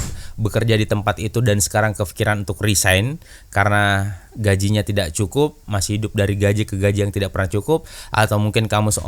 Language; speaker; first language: Indonesian; native; Indonesian